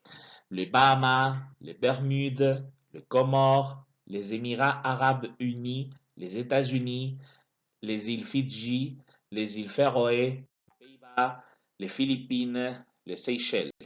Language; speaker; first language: French; non-native, fluent; Spanish